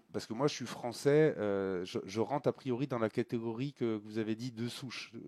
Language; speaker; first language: French; native; French